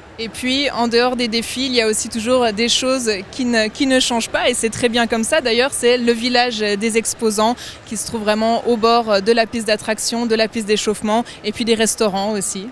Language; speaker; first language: French; native; French